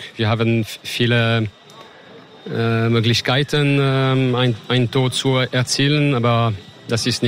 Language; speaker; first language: German; non-native, learner; French